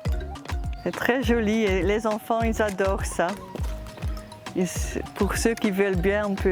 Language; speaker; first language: French; non-native, fluent; Dutch